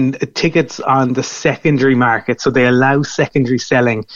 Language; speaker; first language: English; native; English